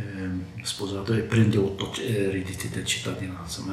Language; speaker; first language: Italian; non-native, learner; Arabic